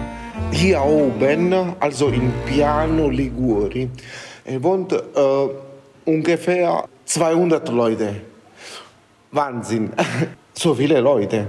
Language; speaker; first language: German; non-native, learner; Italian